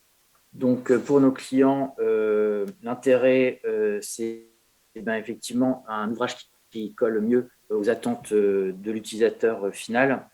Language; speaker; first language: French; native; French